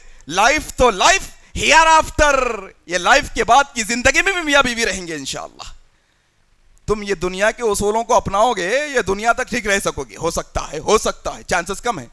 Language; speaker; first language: Urdu; native; Urdu